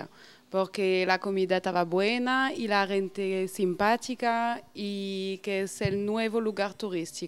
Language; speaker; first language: Spanish; non-native, learner; Portuguese